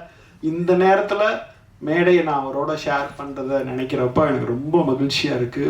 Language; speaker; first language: Tamil; native; Tamil